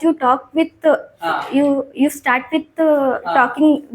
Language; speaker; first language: English; non-native, learner; Kannada